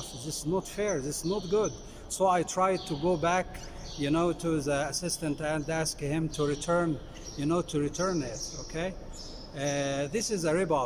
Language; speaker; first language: English; non-native, fluent; Arabic